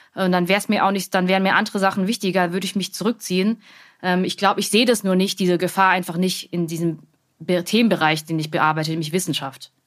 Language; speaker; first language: German; early bilingual, other home language; Vietnamese